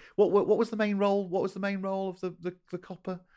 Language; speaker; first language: English; native; English